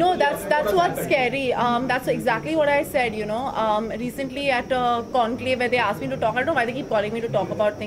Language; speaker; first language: English; non-native, local second language; Hindi